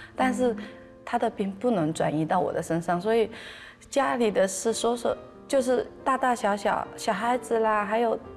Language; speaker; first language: Chinese; native; Chinese